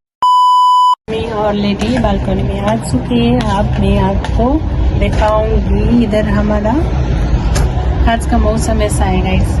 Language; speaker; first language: Hindi; non-native, learner; Nepali